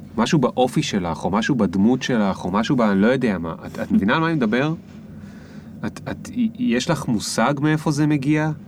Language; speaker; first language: Hebrew; native; Hebrew